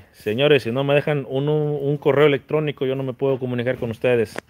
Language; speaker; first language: Spanish; native; Spanish